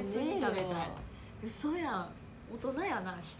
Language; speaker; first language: Japanese; native; Japanese